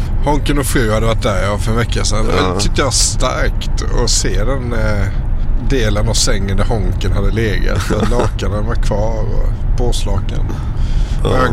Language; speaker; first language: Swedish; native; Swedish